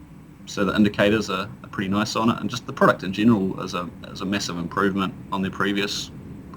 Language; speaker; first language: English; native; English